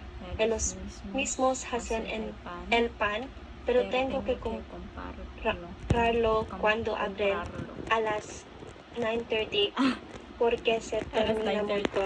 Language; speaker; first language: Spanish; non-native, learner; Filipino